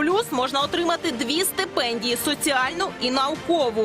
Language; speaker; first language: Ukrainian; native; Ukrainian